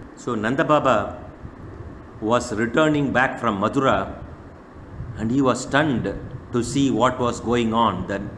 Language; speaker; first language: English; non-native, local second language; Tamil